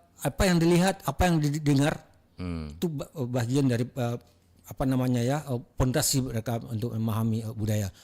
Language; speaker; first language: Indonesian; non-native, local second language; Minangkabau